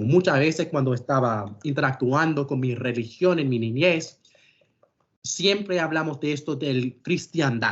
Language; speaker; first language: Spanish; non-native, fluent; English